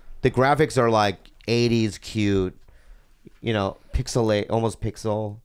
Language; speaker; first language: English; native; English